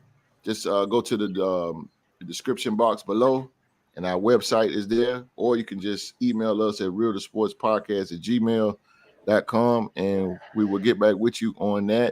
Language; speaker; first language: English; native; English